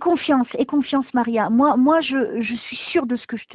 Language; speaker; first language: French; native; French